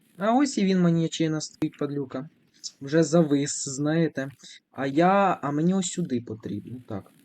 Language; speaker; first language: Ukrainian; non-native, local second language; Russian